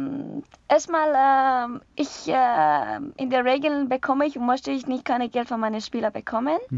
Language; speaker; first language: German; non-native, learner; Persian